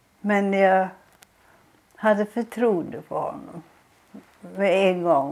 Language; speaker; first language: Swedish; non-native, fluent; German